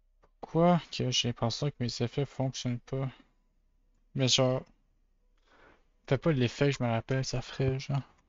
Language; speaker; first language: French; native; French